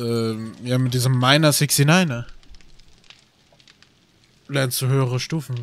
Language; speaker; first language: German; native; German